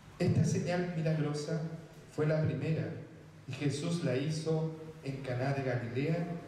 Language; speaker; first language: Spanish; native; Spanish